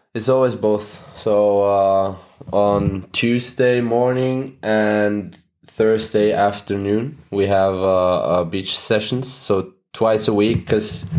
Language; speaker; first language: English; non-native, fluent; Norwegian